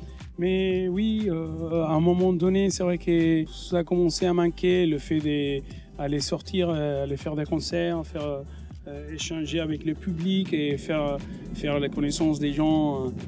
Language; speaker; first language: French; non-native, fluent; Spanish